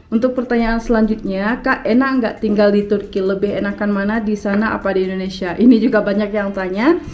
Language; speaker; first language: Indonesian; native; Indonesian